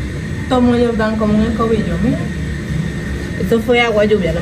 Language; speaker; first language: Spanish; native; Spanish